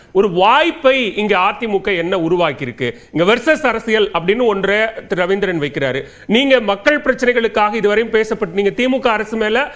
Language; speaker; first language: Tamil; native; Tamil